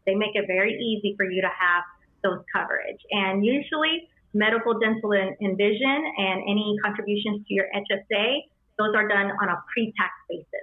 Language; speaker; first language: English; early bilingual, other home language; Spanish